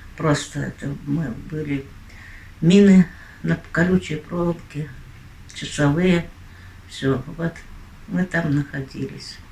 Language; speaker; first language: Russian; native; Russian